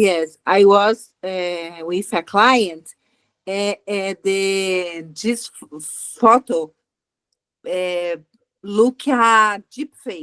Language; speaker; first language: English; non-native, learner; Portuguese